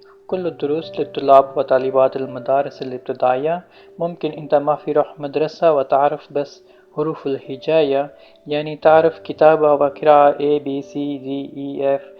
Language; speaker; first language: Arabic; non-native, learner; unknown